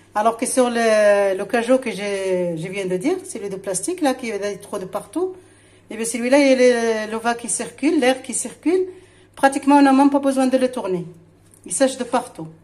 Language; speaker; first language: French; non-native, local second language; Arabic